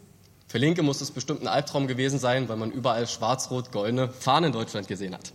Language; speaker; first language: German; native; German